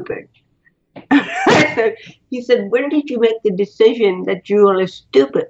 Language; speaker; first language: English; native; English